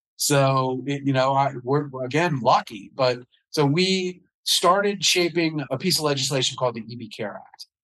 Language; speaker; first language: English; native; English